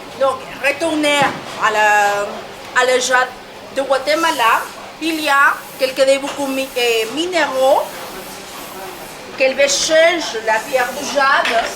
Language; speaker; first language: French; non-native, learner; Spanish